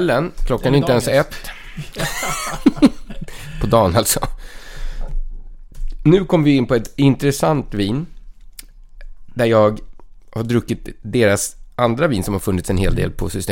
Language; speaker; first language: Swedish; native; Swedish